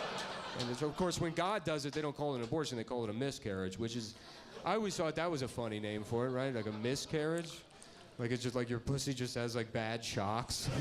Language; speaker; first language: English; native; English